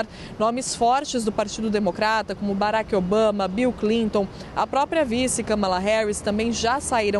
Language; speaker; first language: Portuguese; native; Portuguese